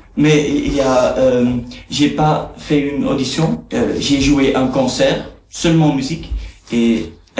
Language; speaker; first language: French; non-native, learner; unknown